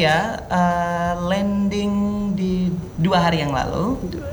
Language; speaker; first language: Indonesian; non-native, local second language; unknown